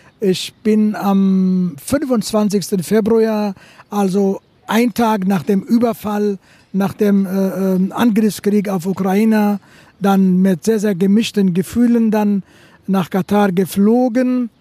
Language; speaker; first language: German; non-native, fluent; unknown